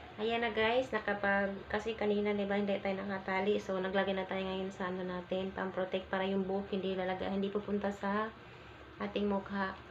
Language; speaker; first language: Filipino; non-native, local second language; Cebuano